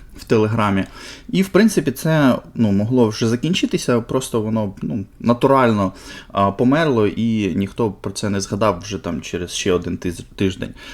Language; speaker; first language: Ukrainian; native; Ukrainian